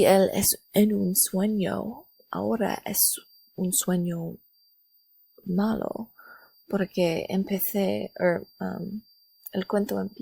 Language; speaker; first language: Spanish; non-native, learner; English